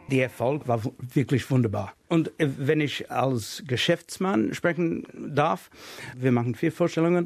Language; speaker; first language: German; non-native, fluent; English